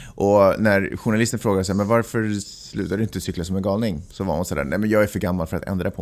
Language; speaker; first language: Swedish; native; Swedish